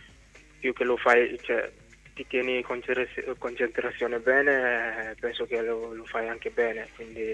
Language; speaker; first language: Italian; non-native, fluent; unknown